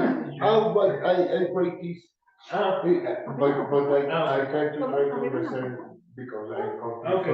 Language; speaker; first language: English; non-native, learner; Spanish